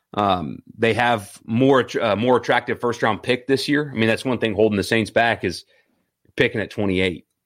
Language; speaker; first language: English; native; English